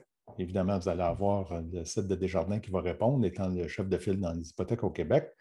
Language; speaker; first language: French; native; French